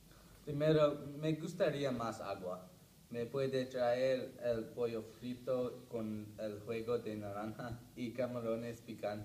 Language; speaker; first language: Spanish; non-native, learner; English